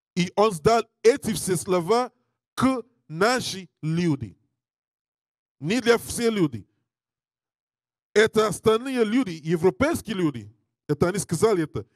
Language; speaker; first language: Russian; non-native, learner; English